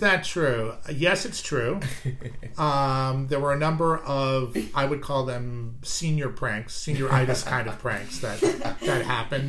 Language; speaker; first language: English; native; English